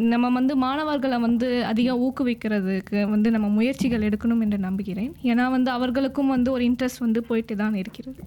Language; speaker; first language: Tamil; early bilingual, heritage; Tamil